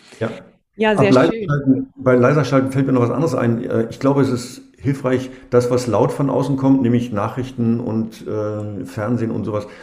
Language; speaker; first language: German; native; German